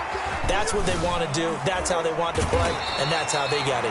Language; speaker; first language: English; native; English